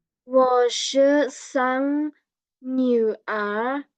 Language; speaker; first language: Chinese; non-native, learner; Burmese